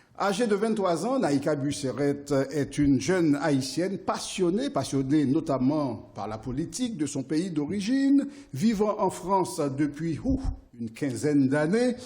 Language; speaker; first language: French; non-native, local second language; Haitian Creole